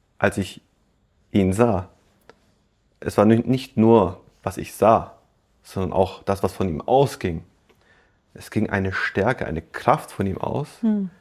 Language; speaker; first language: German; native; German